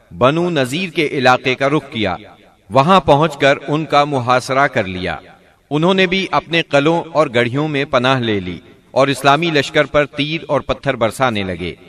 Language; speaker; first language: Urdu; native; Urdu